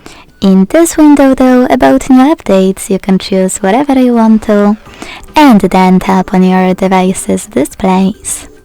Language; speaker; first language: English; non-native, fluent; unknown